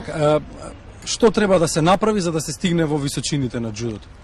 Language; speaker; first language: Macedonian; native; Macedonian